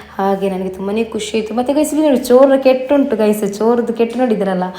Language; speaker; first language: Kannada; native; Kannada